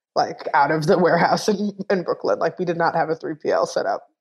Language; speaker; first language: English; native; English